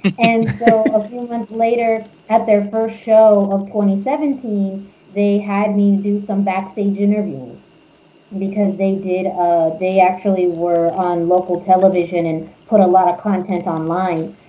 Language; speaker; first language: English; early bilingual, other home language; Spanish